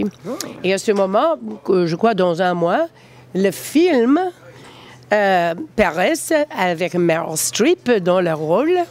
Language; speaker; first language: French; non-native, fluent; English